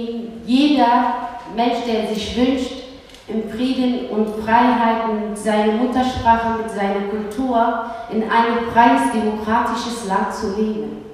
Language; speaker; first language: German; early bilingual, other home language; Kurdish